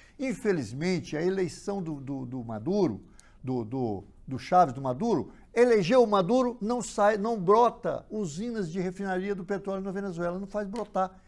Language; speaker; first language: Portuguese; native; Portuguese